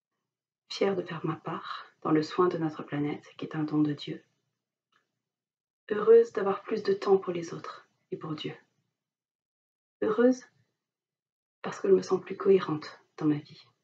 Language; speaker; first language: French; native; French